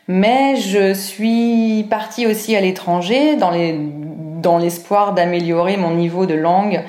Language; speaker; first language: French; native; French